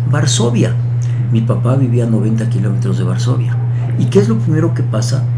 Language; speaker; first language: Spanish; early bilingual, other home language; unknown